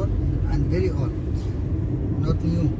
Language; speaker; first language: English; non-native, learner; Arabic